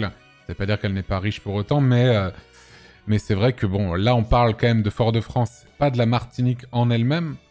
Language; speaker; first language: French; native; French